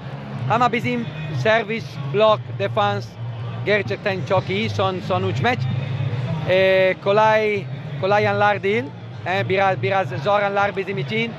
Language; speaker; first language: Turkish; non-native, learner; Italian